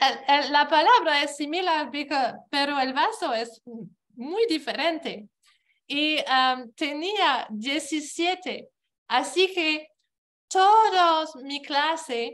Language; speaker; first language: Spanish; non-native, learner; English